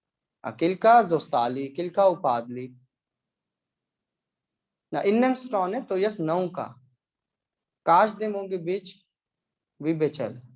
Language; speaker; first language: Polish; non-native, learner; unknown